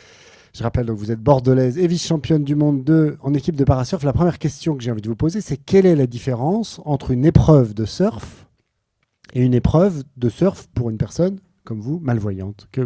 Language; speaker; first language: French; native; French